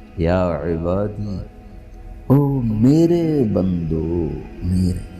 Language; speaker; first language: Urdu; non-native, local second language; Punjabi